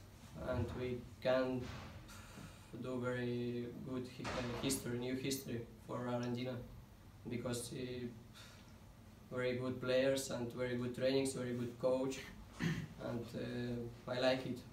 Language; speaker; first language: English; non-native, learner; Russian